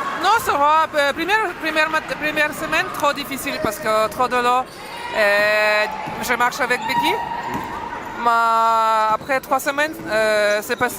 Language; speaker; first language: French; non-native, learner; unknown